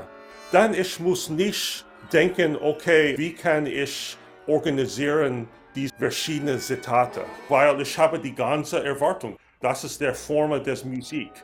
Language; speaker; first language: German; non-native, learner; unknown